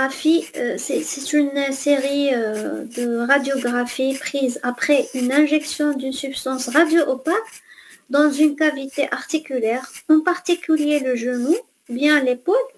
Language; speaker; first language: French; non-native, fluent; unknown